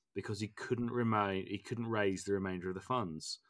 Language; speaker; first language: English; native; English